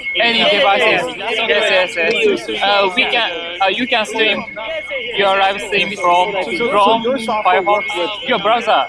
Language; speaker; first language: English; non-native, learner; Japanese